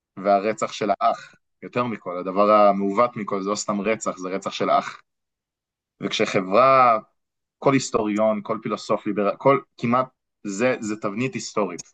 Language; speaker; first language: Hebrew; non-native, fluent; English